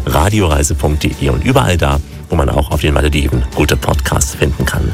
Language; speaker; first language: German; native; German